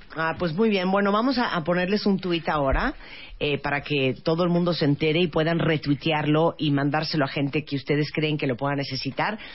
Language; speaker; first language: Spanish; native; Spanish